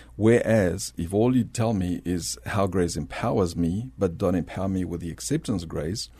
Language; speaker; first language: English; early bilingual, other home language; Spanish